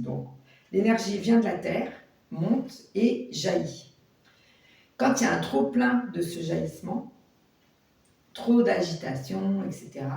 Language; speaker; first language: French; native; French